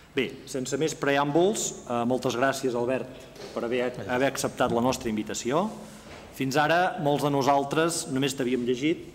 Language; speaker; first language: Catalan; native; Catalan